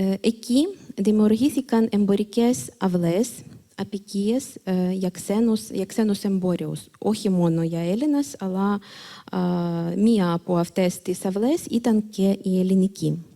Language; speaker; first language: Greek; non-native, fluent; Ukrainian